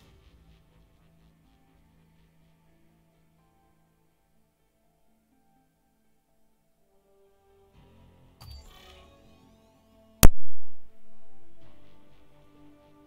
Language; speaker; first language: Hindi; native; Hindi